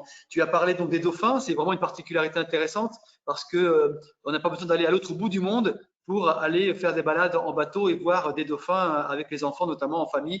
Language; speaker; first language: French; native; French